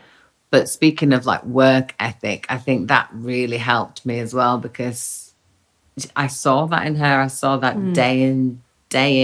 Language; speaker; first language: English; native; English